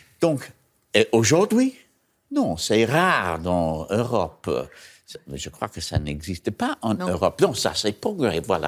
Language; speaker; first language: French; non-native, learner; English